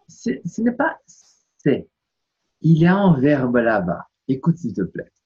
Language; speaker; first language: French; non-native, fluent; Portuguese